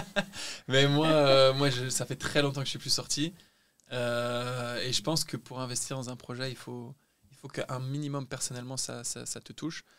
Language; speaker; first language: French; native; French